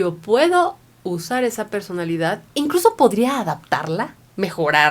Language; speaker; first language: Spanish; native; Spanish